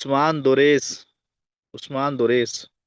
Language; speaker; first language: Arabic; non-native, fluent; Urdu